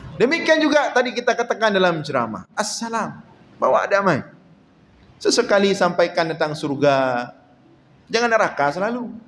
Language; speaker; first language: Malay; non-native, local second language; Achinese